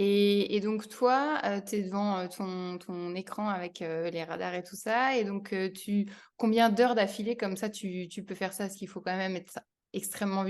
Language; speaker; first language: French; native; French